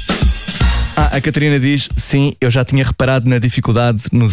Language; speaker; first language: Portuguese; native; Portuguese